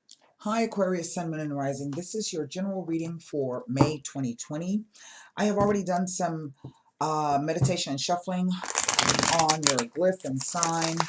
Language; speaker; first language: English; native; English